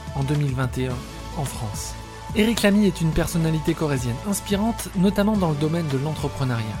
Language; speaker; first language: French; native; French